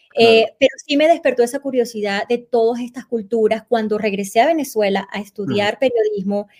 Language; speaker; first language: Spanish; native; Spanish